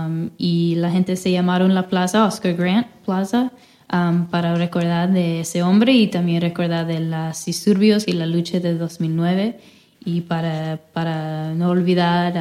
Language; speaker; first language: Spanish; non-native, fluent; English